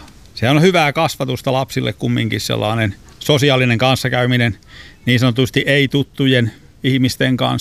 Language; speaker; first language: Finnish; native; Finnish